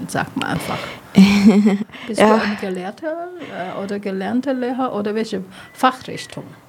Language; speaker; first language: German; non-native, learner; Chinese